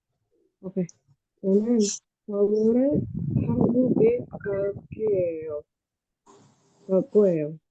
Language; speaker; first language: Korean; non-native, learner; Indonesian